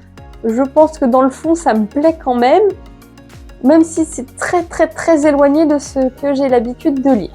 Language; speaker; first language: French; native; French